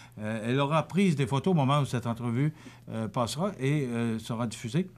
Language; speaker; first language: French; native; French